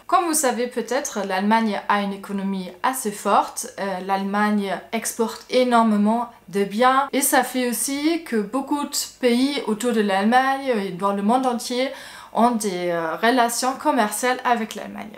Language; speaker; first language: French; non-native, fluent; German